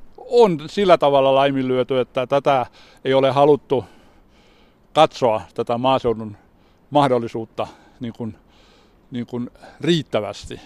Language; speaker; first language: Finnish; native; Finnish